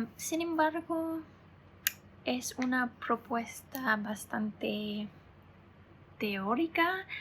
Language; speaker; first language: Spanish; non-native, fluent; English